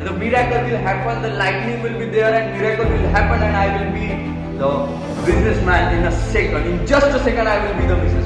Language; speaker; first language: English; non-native, local second language; Marathi